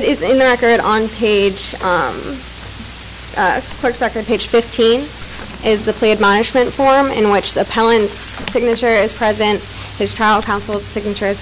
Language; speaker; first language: English; native; English